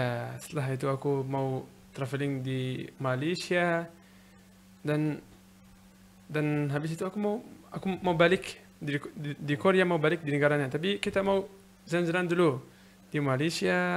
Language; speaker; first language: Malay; non-native, learner; Arabic